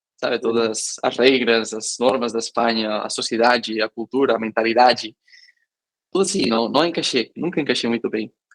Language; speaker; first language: Portuguese; non-native, fluent; Catalan